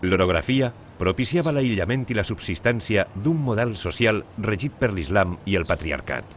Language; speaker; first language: Catalan; native; Catalan